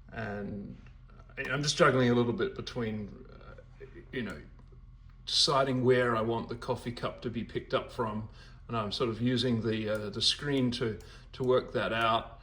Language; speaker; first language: English; native; English